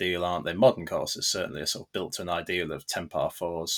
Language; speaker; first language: English; native; English